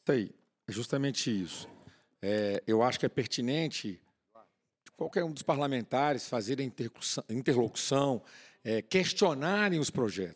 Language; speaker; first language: Portuguese; native; Portuguese